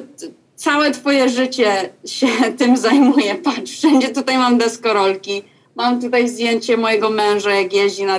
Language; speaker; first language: Polish; early bilingual, heritage; Polish